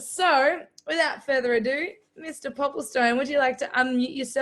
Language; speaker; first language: English; native; English